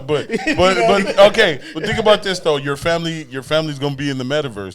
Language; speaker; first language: English; native; English